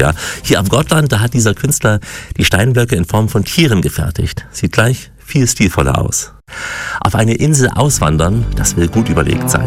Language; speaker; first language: German; native; German